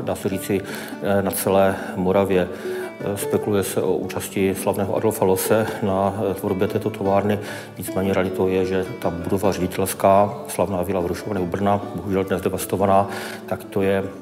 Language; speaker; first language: Czech; native; Czech